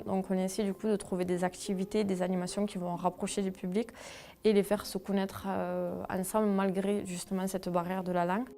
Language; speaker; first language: French; native; French